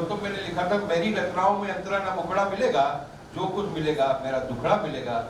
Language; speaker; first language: Hindi; non-native, local second language; Marathi